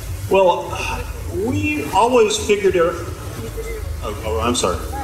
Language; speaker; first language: English; native; English